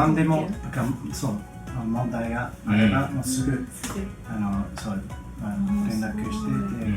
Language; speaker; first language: Japanese; non-native, fluent; English